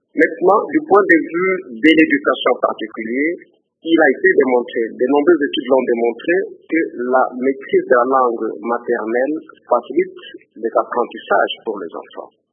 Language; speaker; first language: French; non-native, local second language; Lingala